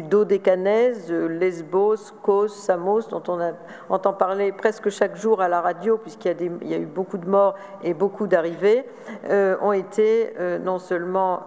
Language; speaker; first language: French; native; French